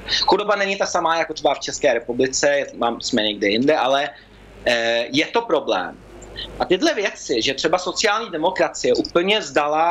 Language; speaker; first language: Czech; early bilingual, heritage; Czech